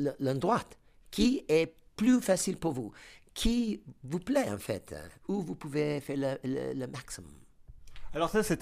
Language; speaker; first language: French; non-native, fluent; English